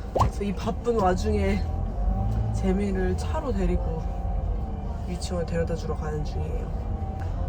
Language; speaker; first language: Korean; native; Korean